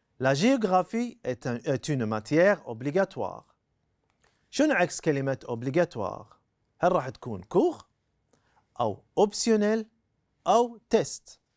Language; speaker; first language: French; non-native, fluent; Arabic